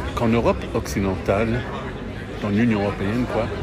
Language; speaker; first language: French; non-native, fluent; English